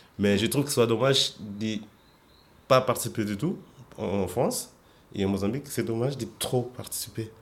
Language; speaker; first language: French; non-native, fluent; Portuguese